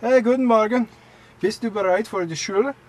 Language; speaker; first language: German; non-native, learner; English